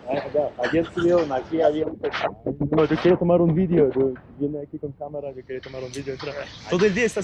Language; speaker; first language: Spanish; non-native, learner; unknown